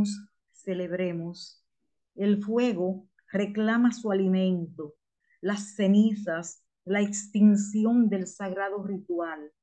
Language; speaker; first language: Spanish; native; Spanish